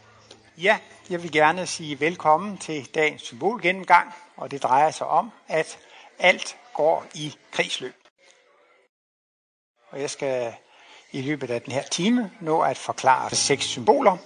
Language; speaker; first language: Danish; native; Danish